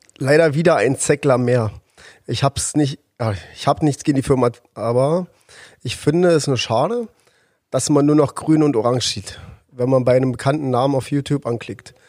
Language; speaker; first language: German; native; German